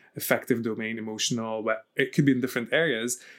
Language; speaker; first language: English; early bilingual, heritage; Arabic